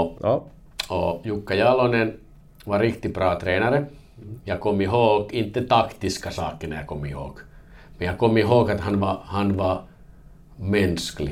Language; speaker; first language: Swedish; non-native, learner; Finnish